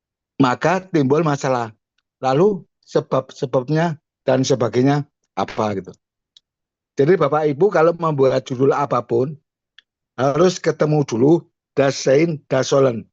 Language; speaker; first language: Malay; non-native, local second language; Javanese